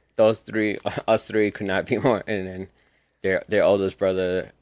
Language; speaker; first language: English; early bilingual, other home language; Spanish